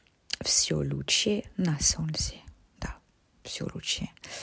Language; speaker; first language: Russian; non-native, learner; French